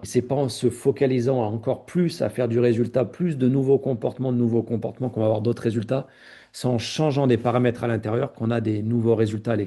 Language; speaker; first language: French; native; French